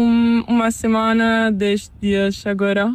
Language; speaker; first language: Spanish; non-native, learner; Italian